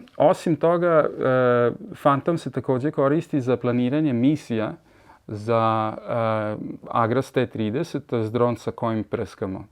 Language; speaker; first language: Serbian; early bilingual, heritage; Serbian